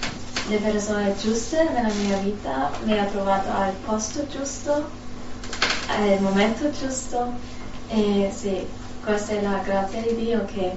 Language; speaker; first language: Italian; non-native, fluent; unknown